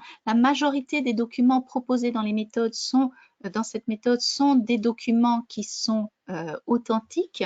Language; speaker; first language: French; native; French